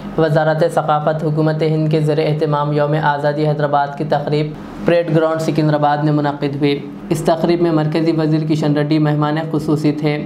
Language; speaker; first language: Urdu; native; Urdu